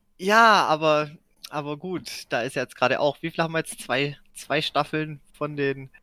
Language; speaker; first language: German; native; German